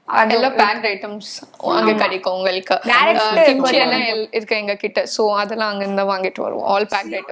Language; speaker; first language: Tamil; non-native, local second language; Hindi